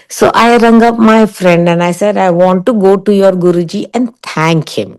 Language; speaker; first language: English; non-native, local second language; Punjabi